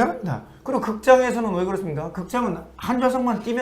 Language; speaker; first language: Korean; native; Korean